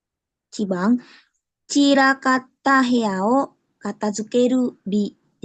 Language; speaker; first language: Japanese; non-native, learner; Indonesian